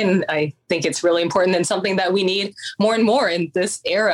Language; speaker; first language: English; native; English